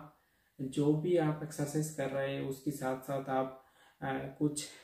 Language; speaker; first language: Hindi; non-native, local second language; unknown